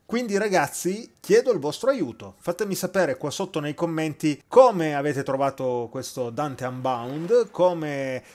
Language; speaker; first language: Italian; native; Italian